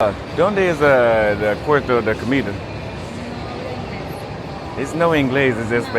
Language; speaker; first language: Spanish; non-native, learner; English